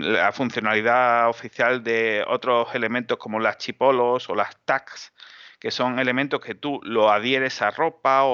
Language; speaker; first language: Spanish; native; Spanish